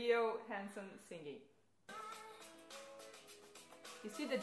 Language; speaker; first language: English; non-native, fluent; Portuguese